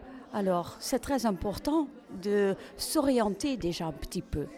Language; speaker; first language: French; non-native, fluent; Dutch